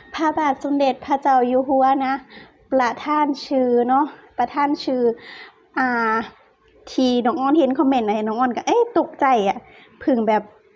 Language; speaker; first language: Thai; non-native, local second language; Lao